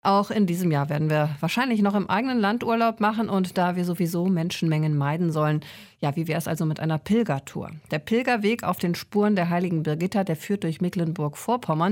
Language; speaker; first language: German; native; German